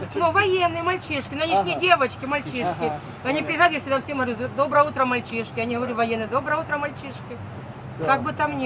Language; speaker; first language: Russian; native; Russian